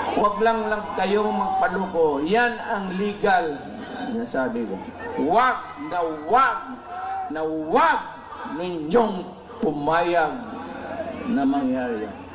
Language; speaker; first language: Filipino; non-native, local second language; Cebuano